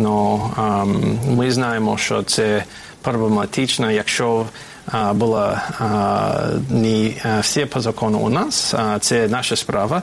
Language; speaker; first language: Ukrainian; non-native, fluent; English